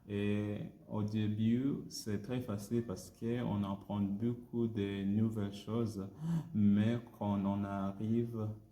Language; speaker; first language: French; non-native, learner; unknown